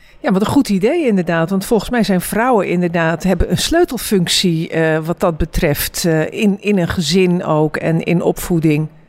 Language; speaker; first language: Dutch; native; Dutch